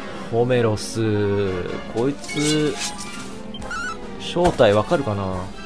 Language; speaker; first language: Japanese; native; Japanese